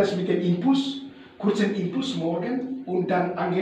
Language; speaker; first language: German; non-native, learner; Indonesian